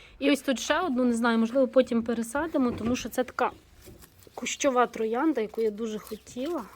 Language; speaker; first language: Ukrainian; non-native, local second language; Russian